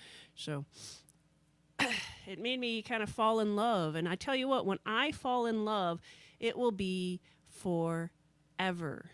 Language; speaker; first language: English; native; English